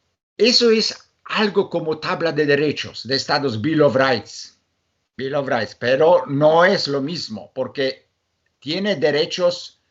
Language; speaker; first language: Spanish; non-native, fluent; Polish